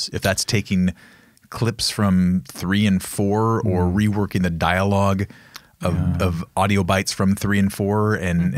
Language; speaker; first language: English; native; English